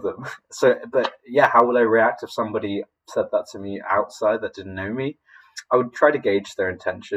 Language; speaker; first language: English; native; English